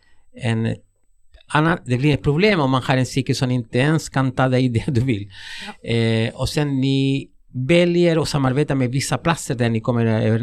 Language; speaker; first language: Swedish; non-native, fluent; Spanish